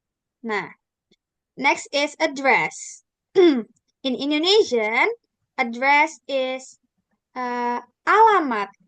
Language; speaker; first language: English; non-native, learner; Indonesian